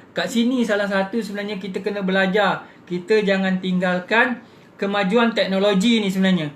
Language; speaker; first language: Malay; native; Malay